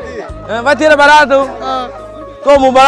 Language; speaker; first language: Portuguese; non-native, learner; Vietnamese